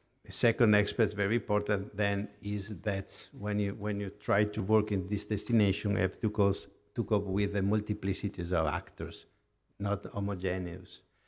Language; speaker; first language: English; non-native, fluent; Italian